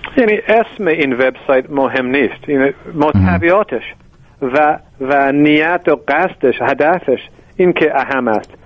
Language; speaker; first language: Persian; non-native, fluent; English